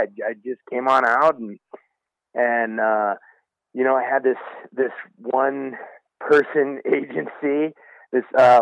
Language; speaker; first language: English; native; English